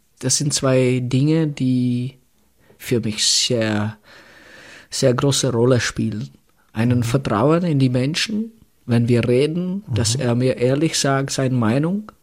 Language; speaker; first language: German; non-native, fluent; Czech